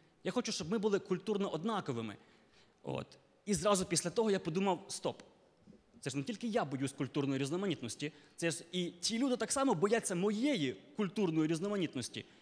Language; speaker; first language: Ukrainian; native; Ukrainian